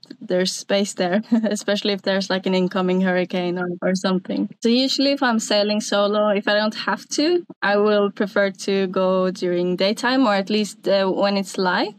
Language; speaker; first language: English; non-native, fluent; Norwegian